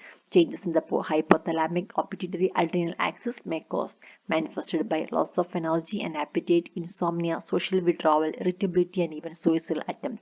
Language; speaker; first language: English; non-native, local second language; Malayalam